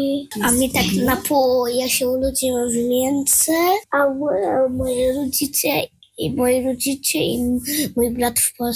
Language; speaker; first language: Polish; early bilingual, heritage; Polish